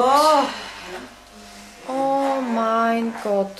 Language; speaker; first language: German; non-native, fluent; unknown